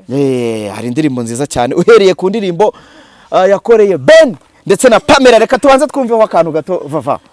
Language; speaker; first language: Kinyarwanda; native; Kinyarwanda